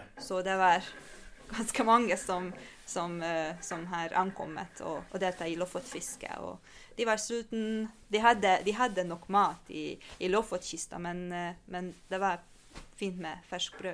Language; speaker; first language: Norwegian; non-native, fluent; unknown